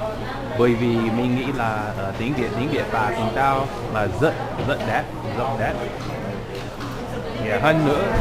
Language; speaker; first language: Vietnamese; non-native, learner; English